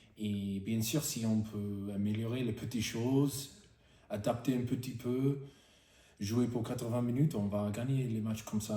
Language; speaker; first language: French; non-native, fluent; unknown